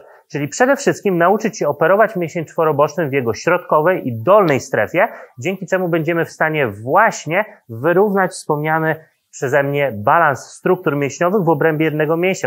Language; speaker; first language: Polish; native; Polish